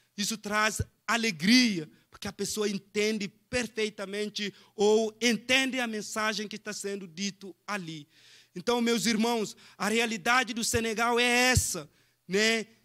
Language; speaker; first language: Portuguese; non-native, fluent; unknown